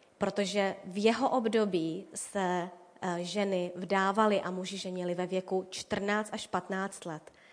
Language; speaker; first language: Czech; native; Czech